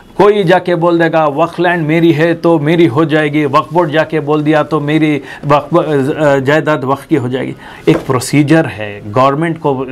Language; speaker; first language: Hindi; native; Hindi